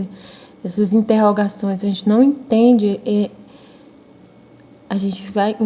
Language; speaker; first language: Portuguese; native; Portuguese